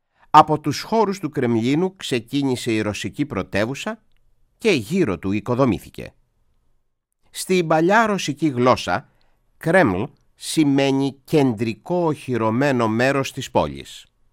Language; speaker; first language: Greek; native; Greek